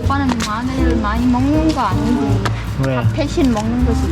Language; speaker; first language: Korean; non-native, learner; Khmer